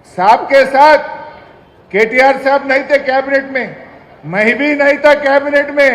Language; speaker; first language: Hindi; non-native, local second language; Telugu